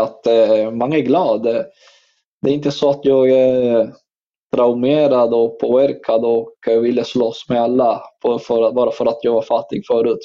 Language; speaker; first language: Swedish; non-native, fluent; Spanish